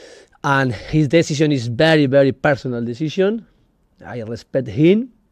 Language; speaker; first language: English; non-native, learner; Spanish